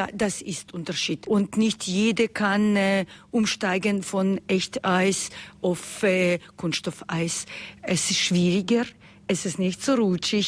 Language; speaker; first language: German; non-native, fluent; Russian